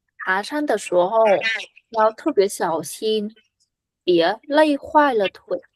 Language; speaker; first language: Chinese; non-native, fluent; Vietnamese